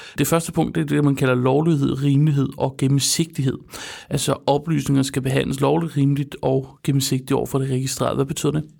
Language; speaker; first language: Danish; native; Danish